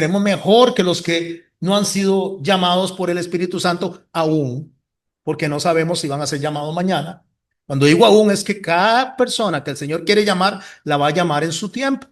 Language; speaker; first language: Spanish; native; Spanish